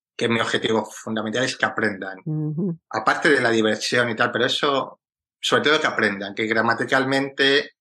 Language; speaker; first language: Spanish; native; Spanish